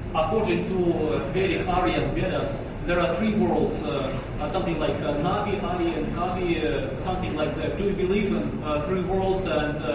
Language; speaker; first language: English; non-native, fluent; Russian